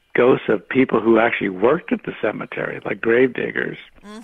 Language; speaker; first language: English; native; English